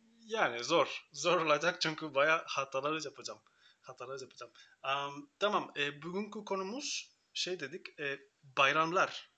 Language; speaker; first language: Turkish; non-native, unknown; Spanish